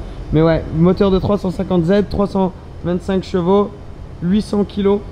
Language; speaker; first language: French; native; French